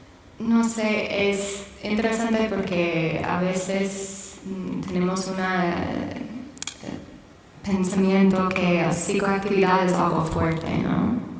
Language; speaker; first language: Spanish; non-native, fluent; English